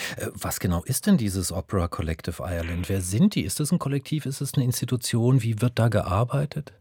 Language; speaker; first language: German; native; German